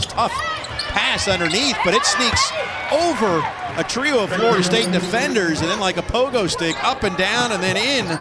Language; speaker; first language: English; native; English